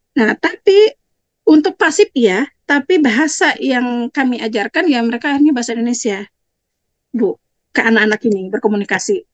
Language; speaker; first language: Indonesian; non-native, local second language; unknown